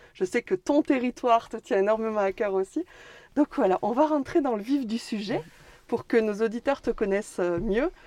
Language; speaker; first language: French; native; French